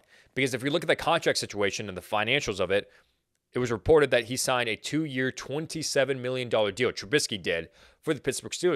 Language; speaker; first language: English; native; English